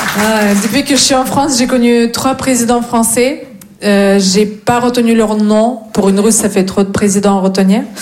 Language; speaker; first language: French; non-native, fluent; Russian